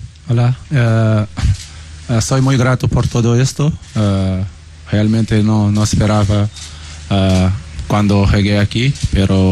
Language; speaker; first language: Spanish; non-native, learner; Portuguese